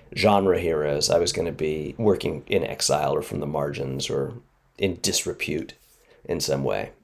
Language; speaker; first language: English; native; English